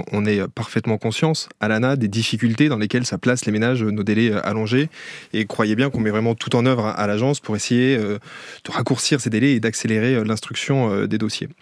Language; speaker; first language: French; native; French